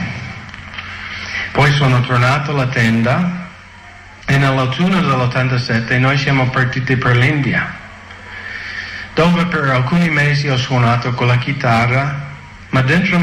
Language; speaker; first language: Italian; non-native, fluent; English